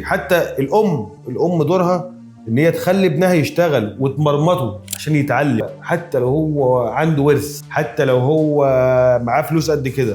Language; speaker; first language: Arabic; native; Arabic